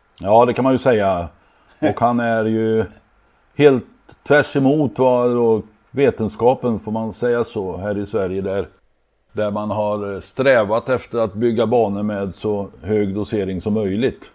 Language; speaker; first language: Swedish; native; Swedish